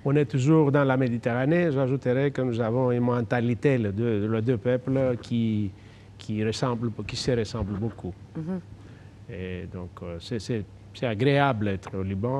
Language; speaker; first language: French; non-native, fluent; Greek